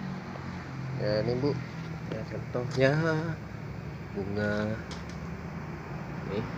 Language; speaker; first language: Indonesian; native; Indonesian